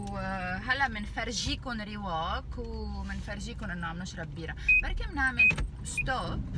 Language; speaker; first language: Arabic; native; Arabic